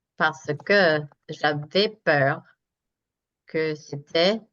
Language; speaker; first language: French; non-native, fluent; English